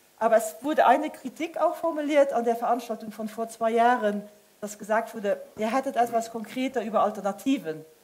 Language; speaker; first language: German; non-native, local second language; Luxembourgish